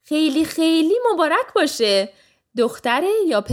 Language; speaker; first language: Persian; early bilingual, heritage; English